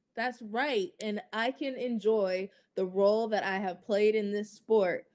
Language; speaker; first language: English; native; English